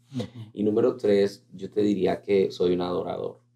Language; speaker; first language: Spanish; native; Spanish